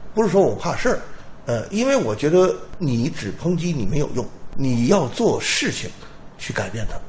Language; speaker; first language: Chinese; native; Chinese